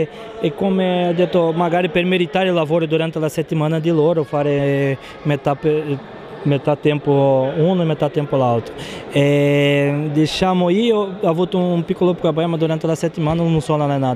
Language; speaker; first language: Italian; non-native, fluent; Portuguese